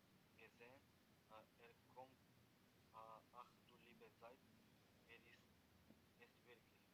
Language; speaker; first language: German; non-native, learner; Macedonian